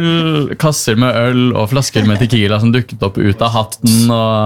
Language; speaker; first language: Norwegian; native; Norwegian